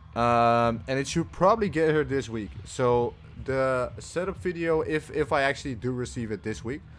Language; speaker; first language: English; non-native, fluent; Dutch